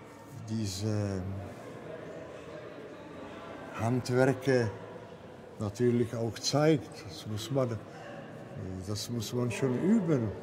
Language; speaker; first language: German; non-native, fluent; Czech